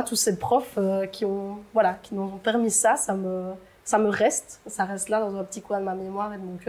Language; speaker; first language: French; native; French